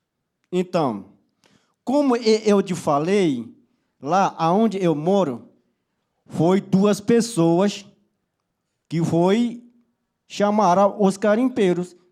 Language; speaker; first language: Portuguese; non-native, local second language; Yanomámi